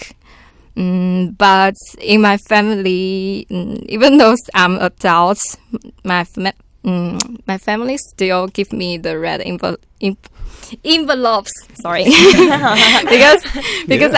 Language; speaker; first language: English; non-native, learner; Chinese